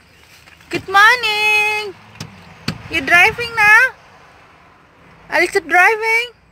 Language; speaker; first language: English; non-native, learner; Indonesian